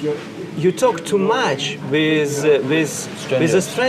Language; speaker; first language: English; non-native, fluent; Russian